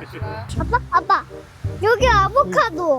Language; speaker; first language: Korean; early bilingual, heritage; Korean